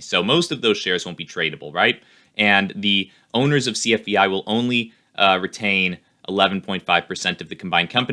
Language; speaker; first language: English; native; English